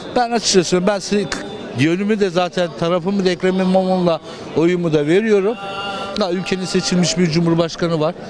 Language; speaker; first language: Turkish; native; Turkish